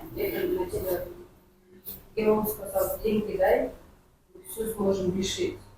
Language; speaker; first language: Russian; non-native, local second language; Kyrgyz